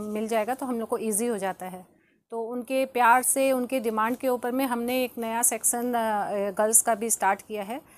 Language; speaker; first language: Hindi; native; Hindi